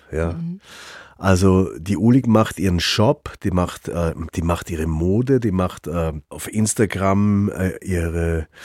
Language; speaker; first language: German; native; German